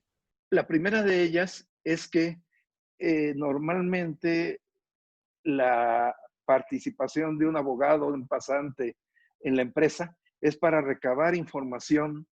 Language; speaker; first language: Spanish; native; Spanish